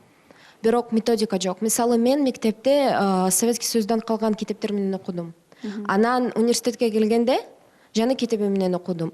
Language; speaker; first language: Kyrgyz; non-native, local second language; Russian